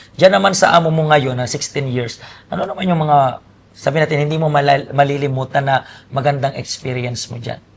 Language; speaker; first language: Filipino; native; Filipino